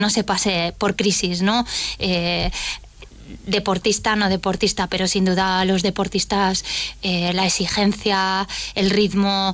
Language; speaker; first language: Spanish; native; Spanish